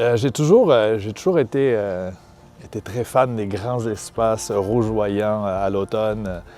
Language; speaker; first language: French; native; French